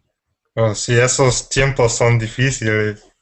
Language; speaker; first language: Spanish; non-native, fluent; English